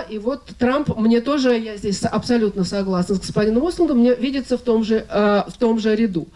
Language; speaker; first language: Russian; native; Russian